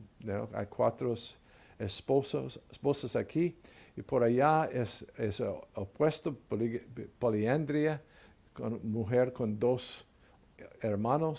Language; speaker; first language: Spanish; non-native, learner; English